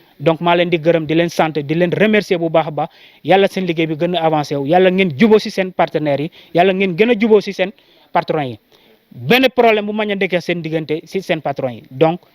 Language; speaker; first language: Wolof; non-native, local second language; Jola-Fonyi